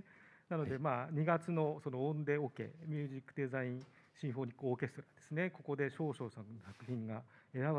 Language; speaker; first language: Japanese; native; Japanese